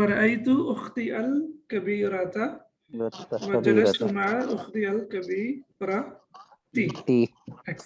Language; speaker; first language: Arabic; non-native, fluent; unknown